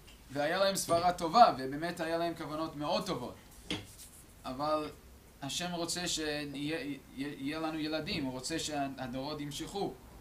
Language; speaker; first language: Hebrew; non-native, fluent; English